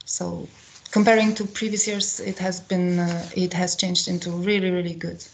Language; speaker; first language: English; non-native, fluent; Polish